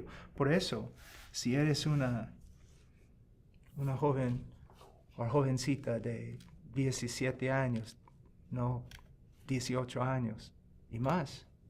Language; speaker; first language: Spanish; non-native, fluent; English